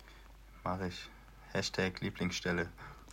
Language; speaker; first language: German; native; German